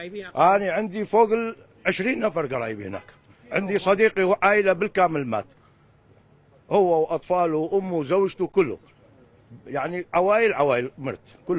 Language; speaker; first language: Arabic; native; Arabic